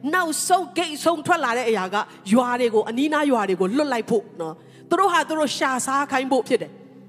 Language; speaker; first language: Burmese; non-native, local second language; Tedim Chin